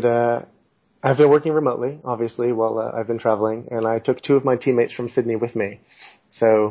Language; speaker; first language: English; native; English